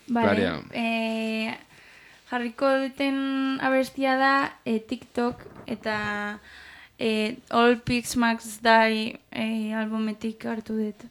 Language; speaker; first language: Basque; non-native, local second language; Spanish